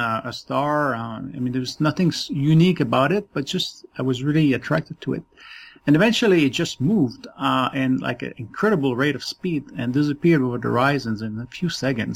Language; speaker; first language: English; non-native, fluent; French